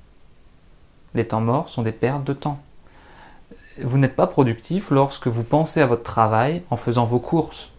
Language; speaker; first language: French; native; French